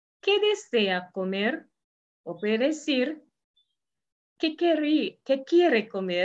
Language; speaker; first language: Spanish; non-native, fluent; English